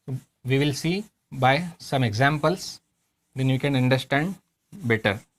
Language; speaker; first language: English; non-native, local second language; Hindi